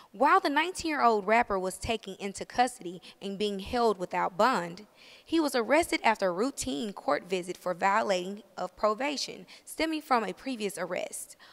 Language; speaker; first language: English; native; English